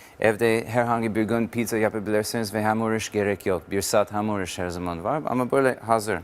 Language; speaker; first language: Turkish; non-native, learner; English